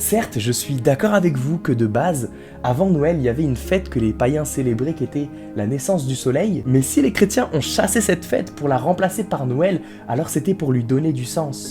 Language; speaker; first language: French; native; French